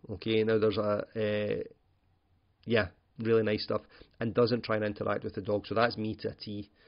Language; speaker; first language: English; native; English